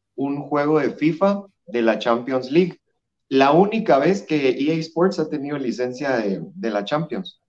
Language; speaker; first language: Spanish; native; Spanish